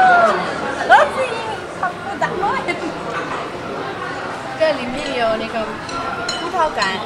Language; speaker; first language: Chinese; non-native, fluent; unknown